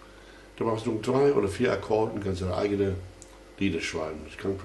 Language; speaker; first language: German; non-native, fluent; English